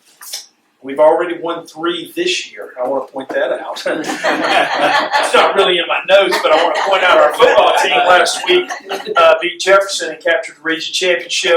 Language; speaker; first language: English; native; English